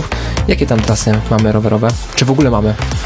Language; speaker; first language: Polish; native; Polish